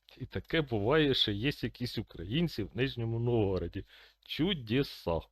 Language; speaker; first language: Ukrainian; native; Ukrainian